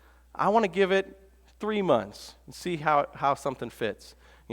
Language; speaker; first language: English; native; English